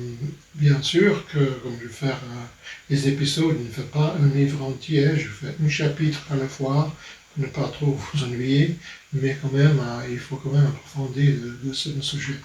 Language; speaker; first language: French; non-native, fluent; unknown